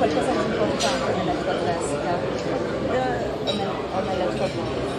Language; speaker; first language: Italian; non-native, fluent; French